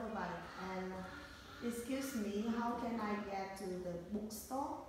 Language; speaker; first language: English; non-native, fluent; Vietnamese